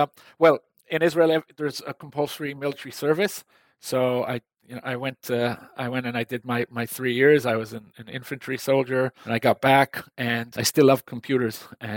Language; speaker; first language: English; non-native, fluent; Hebrew